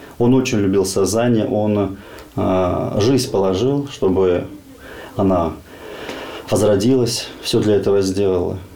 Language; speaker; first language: Russian; native; Russian